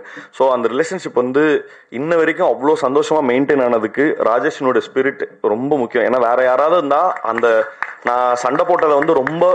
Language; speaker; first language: Tamil; native; Tamil